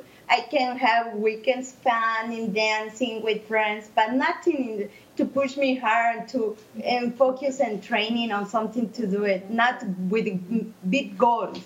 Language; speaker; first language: English; non-native, learner; Spanish